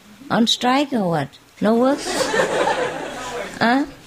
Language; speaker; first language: English; non-native, fluent; Vietnamese